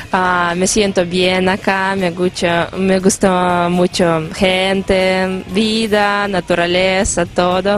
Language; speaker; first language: Spanish; non-native, learner; Russian